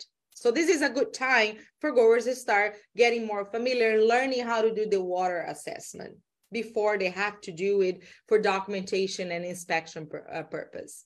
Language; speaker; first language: English; non-native, fluent; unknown